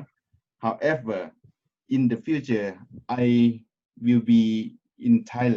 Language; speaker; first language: English; non-native, learner; Thai